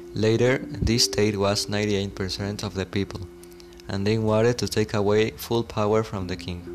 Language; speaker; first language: English; non-native, learner; Spanish